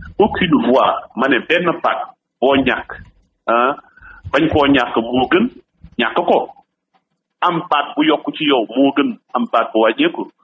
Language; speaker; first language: Wolof; non-native, local second language; Fula